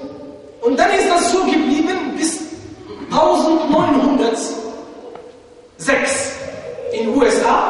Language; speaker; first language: German; non-native, fluent; Arabic